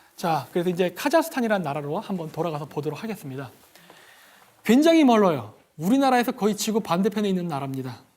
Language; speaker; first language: Korean; native; Korean